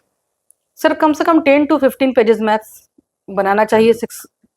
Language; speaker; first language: Hindi; native; Hindi